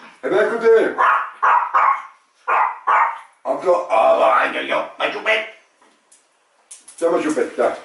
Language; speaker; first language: French; native; French